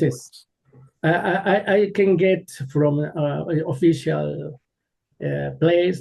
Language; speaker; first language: English; non-native, learner; Spanish